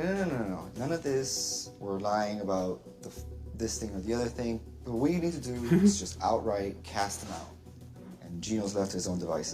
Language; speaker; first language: English; native; English